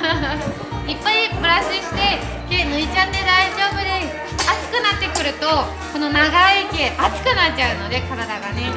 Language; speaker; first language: Japanese; native; Japanese